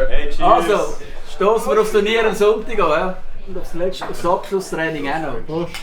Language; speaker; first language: German; native; German